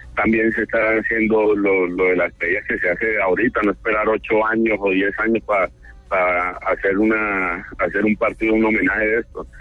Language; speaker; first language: Spanish; native; Spanish